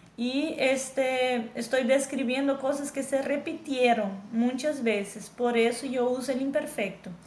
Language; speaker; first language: Spanish; non-native, fluent; Portuguese